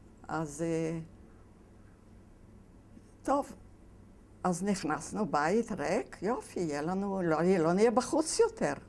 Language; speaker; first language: Hebrew; non-native, fluent; Yiddish